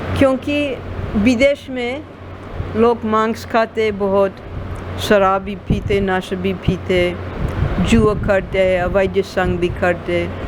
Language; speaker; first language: Hindi; non-native, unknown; English